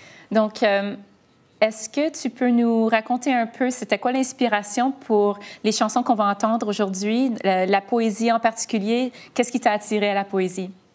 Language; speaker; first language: French; early bilingual, heritage; French